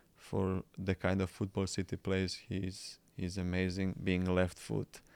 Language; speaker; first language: English; non-native, fluent; Croatian